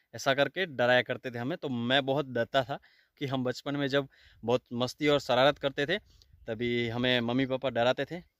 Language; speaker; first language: Hindi; non-native, local second language; Kachhi